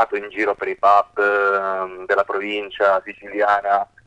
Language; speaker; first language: Italian; native; Italian